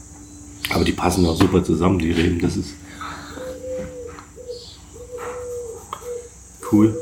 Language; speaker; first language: German; native; German